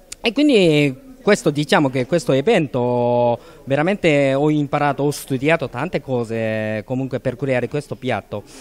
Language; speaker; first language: Italian; non-native, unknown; Japanese